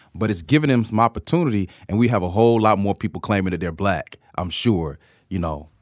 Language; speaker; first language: English; native; English